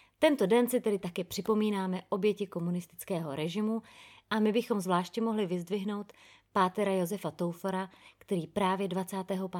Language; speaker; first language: Czech; native; Czech